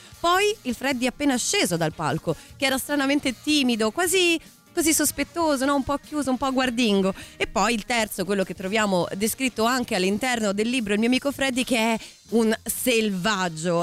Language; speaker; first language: Italian; native; Italian